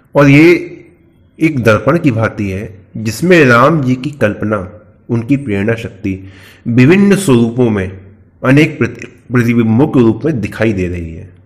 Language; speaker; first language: Hindi; native; Hindi